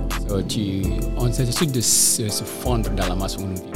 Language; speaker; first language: French; non-native, local second language; Fula